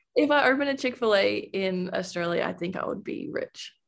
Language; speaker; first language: English; native; English